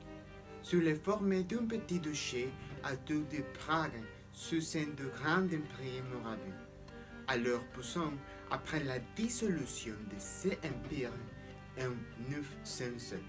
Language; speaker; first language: French; non-native, learner; Spanish